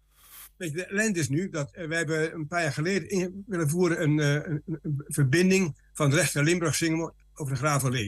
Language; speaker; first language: Dutch; native; Dutch